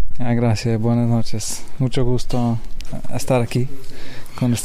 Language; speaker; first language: Spanish; non-native, learner; Lithuanian